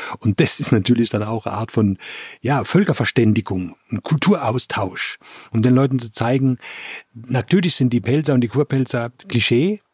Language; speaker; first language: German; native; German